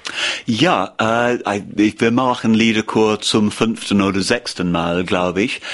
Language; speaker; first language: German; non-native, learner; English